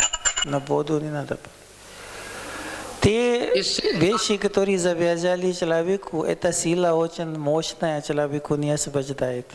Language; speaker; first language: Russian; non-native, learner; Hindi